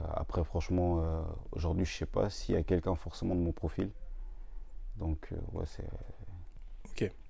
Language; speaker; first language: French; native; French